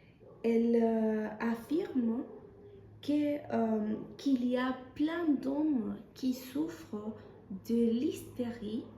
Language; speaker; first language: French; non-native, fluent; Spanish